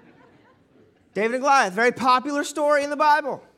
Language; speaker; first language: English; native; English